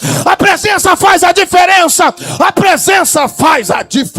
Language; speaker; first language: Portuguese; native; Portuguese